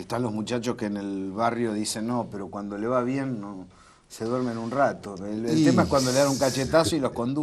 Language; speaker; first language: Spanish; native; Spanish